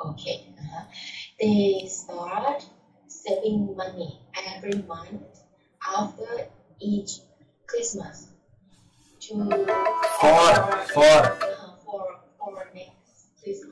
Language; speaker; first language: English; non-native, learner; Thai